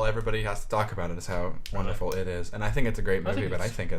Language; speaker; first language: English; native; English